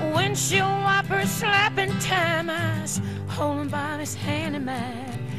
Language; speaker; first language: English; native; English